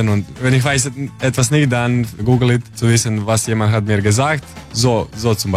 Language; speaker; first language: German; non-native, learner; Croatian